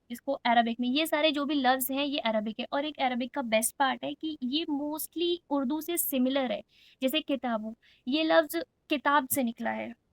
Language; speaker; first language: Hindi; native; Hindi